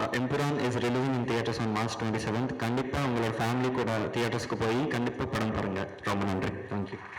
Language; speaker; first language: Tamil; non-native, learner; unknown